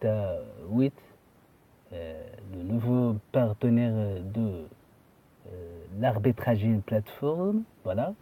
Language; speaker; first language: French; non-native, fluent; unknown